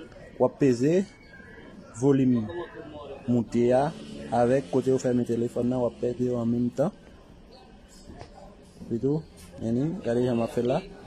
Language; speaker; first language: French; non-native, learner; Haitian Creole